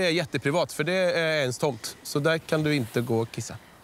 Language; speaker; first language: Swedish; native; Swedish